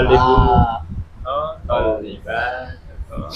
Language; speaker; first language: Arabic; non-native, learner; Indonesian